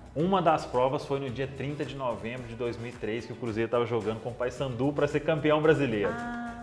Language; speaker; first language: Portuguese; native; Portuguese